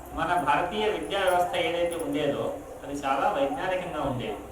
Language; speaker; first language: Telugu; non-native, local second language; Kannada